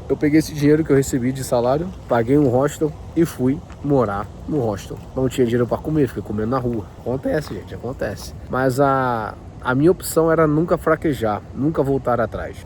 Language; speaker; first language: Portuguese; native; Portuguese